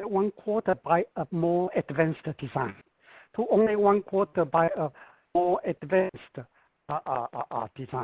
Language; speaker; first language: English; non-native, fluent; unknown